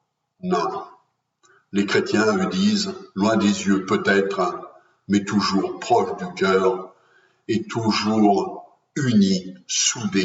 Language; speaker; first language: French; native; French